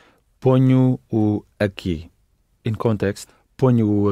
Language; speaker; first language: Portuguese; non-native, learner; English